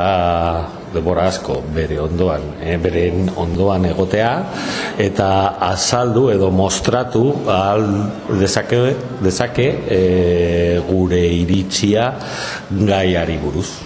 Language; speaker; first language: Basque; non-native, local second language; Spanish